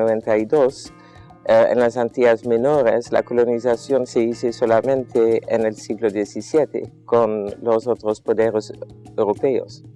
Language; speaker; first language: Spanish; non-native, fluent; Dutch